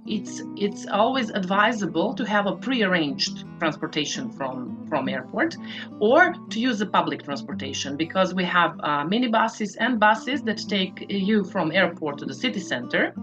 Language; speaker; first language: English; non-native, fluent; Serbian